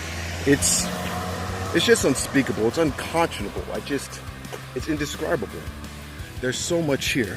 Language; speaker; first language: English; native; English